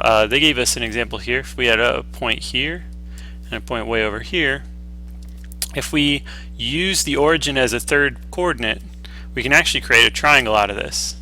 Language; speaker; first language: English; native; English